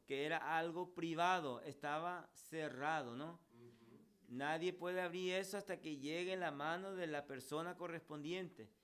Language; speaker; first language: Spanish; native; Spanish